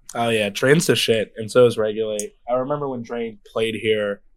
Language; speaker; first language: English; native; English